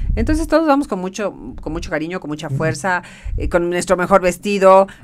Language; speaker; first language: Spanish; native; Spanish